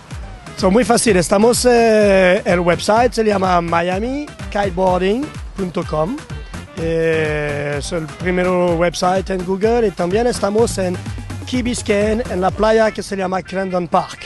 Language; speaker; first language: Spanish; non-native, learner; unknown